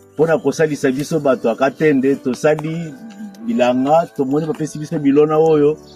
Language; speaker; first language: Lingala; non-native, local second language; Luba-Lulua